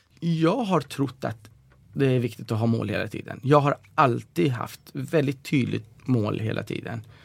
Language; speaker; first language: Swedish; early bilingual, other home language; Persian